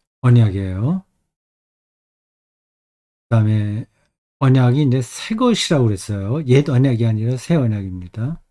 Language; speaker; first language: Korean; native; Korean